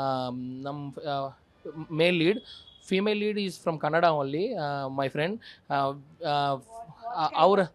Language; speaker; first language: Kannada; non-native, learner; Telugu